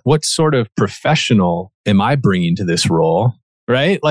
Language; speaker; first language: English; native; English